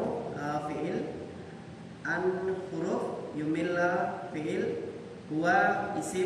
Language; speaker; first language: Arabic; non-native, learner; Indonesian